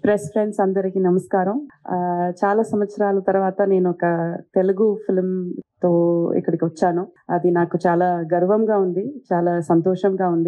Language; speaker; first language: Telugu; non-native, fluent; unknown